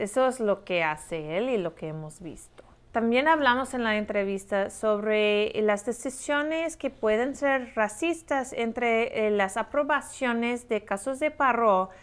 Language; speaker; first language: Spanish; non-native, fluent; English